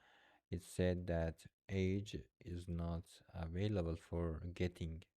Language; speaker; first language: English; non-native, fluent; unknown